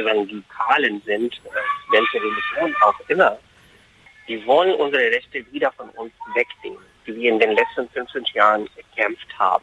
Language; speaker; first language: German; non-native, fluent; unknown